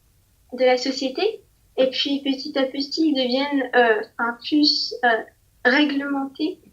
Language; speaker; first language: French; non-native, learner; English